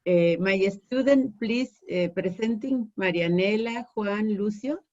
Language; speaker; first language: English; non-native, learner; Spanish